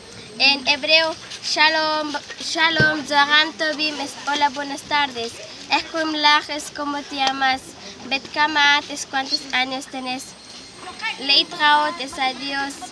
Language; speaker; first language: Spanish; non-native, local second language; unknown